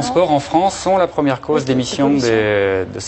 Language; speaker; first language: French; native; French